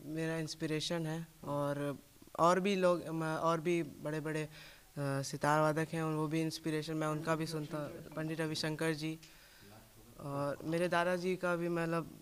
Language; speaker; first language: Hindi; native; Hindi